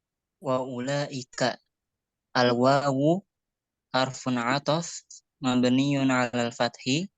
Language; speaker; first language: Arabic; non-native, learner; Indonesian